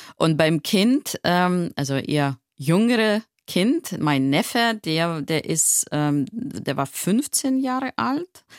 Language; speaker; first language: German; non-native, fluent; Russian